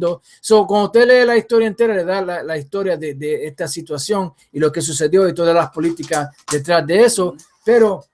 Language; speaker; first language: Spanish; early bilingual, heritage; English